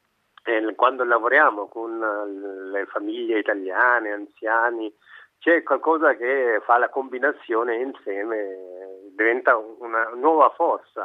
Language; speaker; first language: Italian; non-native, fluent; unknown